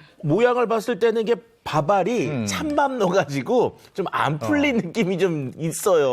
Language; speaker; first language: Korean; native; Korean